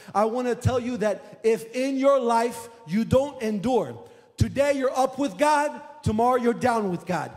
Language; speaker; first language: English; early bilingual, other home language; Romanian